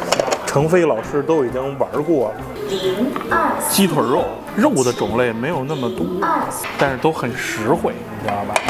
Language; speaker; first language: Chinese; native; Chinese